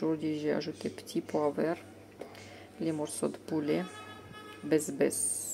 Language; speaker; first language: French; non-native, fluent; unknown